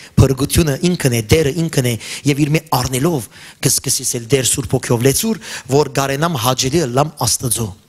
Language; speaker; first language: Armenian; early bilingual, heritage; Armenian